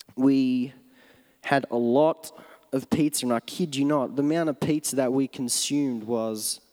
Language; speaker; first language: English; native; English